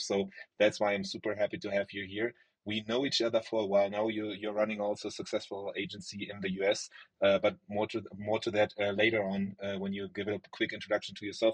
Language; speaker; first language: English; non-native, fluent; German